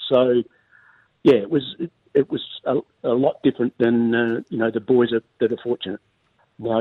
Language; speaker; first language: English; native; English